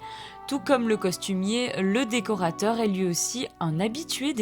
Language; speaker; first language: French; native; French